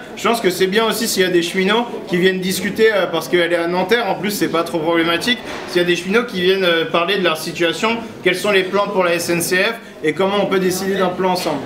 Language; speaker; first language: French; native; French